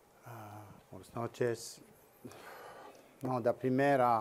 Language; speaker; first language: Spanish; non-native, learner; English